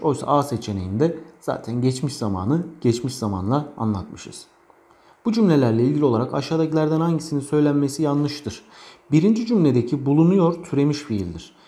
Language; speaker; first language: Turkish; native; Turkish